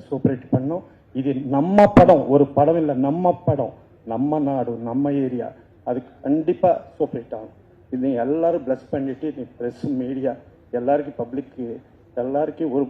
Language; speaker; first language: Tamil; non-native, learner; Telugu